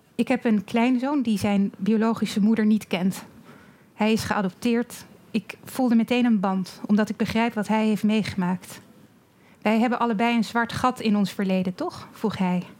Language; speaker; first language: Dutch; native; Dutch